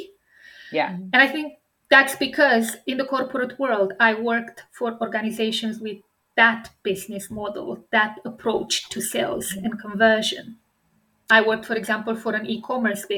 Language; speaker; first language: English; non-native, fluent; Romanian